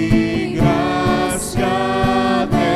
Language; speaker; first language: Spanish; native; Spanish